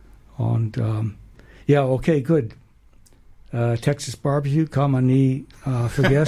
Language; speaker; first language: German; non-native, learner; English